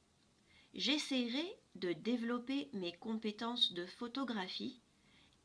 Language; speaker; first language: French; non-native, fluent; English